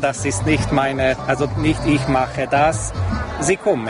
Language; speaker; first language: German; non-native, local second language; Hungarian